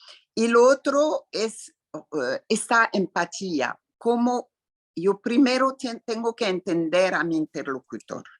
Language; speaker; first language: Spanish; non-native, fluent; Arabic